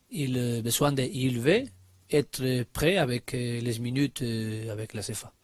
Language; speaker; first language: French; non-native, learner; Spanish